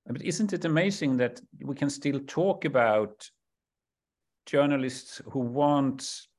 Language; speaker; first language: English; non-native, fluent; Swedish